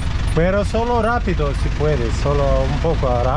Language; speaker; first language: Spanish; non-native, learner; Romanian